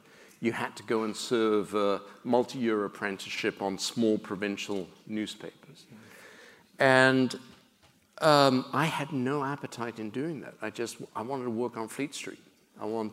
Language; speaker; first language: English; native; English